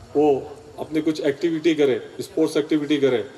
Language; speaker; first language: Hindi; non-native, local second language; Marathi